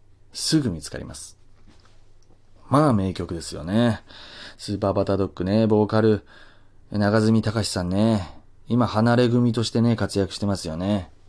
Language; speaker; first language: Japanese; native; Japanese